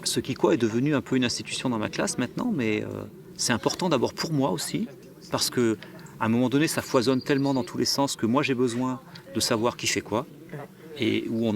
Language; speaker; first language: French; native; French